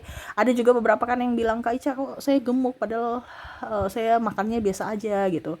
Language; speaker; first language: Indonesian; native; Indonesian